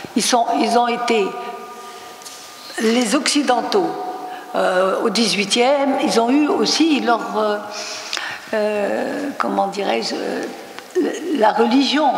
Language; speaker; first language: French; non-native, local second language; Arabic